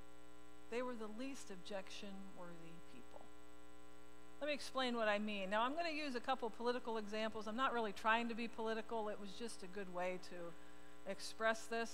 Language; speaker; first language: English; native; English